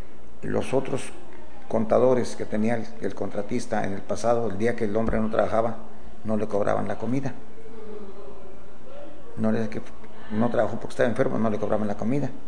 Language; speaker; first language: Spanish; native; Spanish